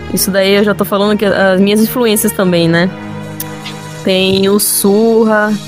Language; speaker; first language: Portuguese; native; Portuguese